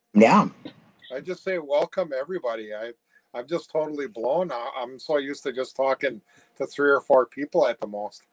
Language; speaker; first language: English; native; English